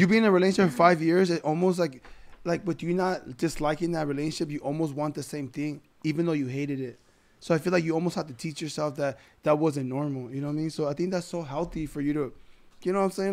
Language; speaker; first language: English; early bilingual, other home language; Spanish